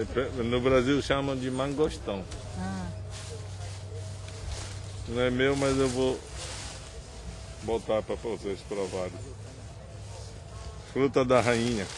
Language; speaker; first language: Portuguese; early bilingual, other home language; Japanese